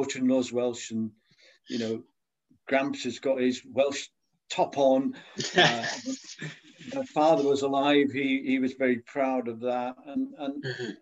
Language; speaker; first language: English; native; English